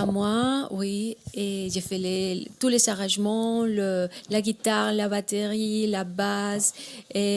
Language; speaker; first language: French; non-native, learner; Spanish